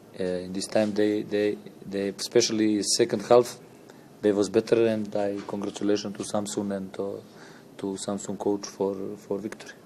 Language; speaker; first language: English; non-native, learner; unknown